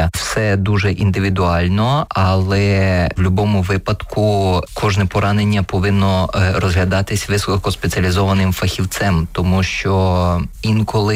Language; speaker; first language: Ukrainian; native; Ukrainian